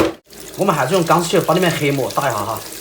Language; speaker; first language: Chinese; native; Chinese